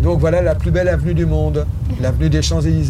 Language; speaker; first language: French; native; French